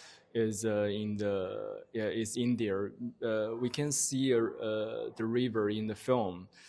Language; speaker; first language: English; non-native, learner; Chinese